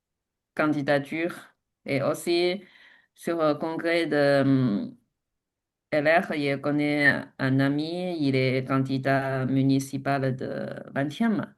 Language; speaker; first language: French; non-native, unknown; Chinese